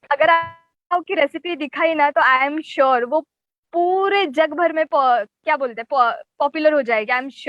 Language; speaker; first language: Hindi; non-native, local second language; Marathi